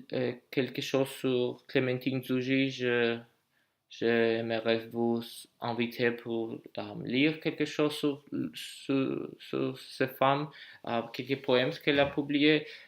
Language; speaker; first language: French; non-native, learner; English